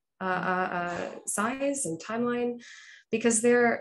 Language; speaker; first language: English; native; English